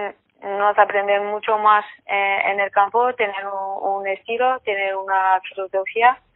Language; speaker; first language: Spanish; non-native, fluent; French